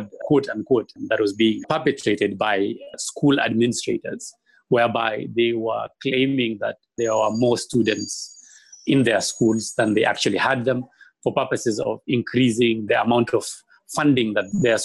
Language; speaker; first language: English; non-native, local second language; Somali